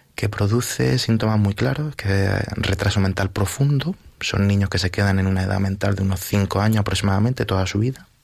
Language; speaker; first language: Spanish; native; Spanish